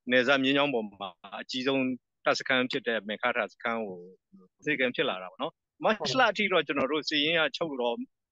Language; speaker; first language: Burmese; non-native, local second language; S'gaw Karen